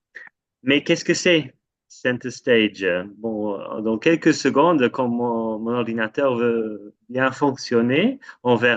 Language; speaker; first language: French; non-native, fluent; English